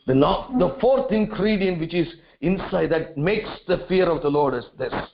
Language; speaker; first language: English; non-native, local second language; Tamil